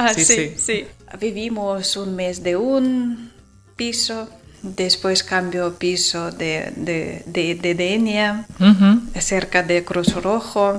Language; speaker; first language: Spanish; non-native, learner; Ukrainian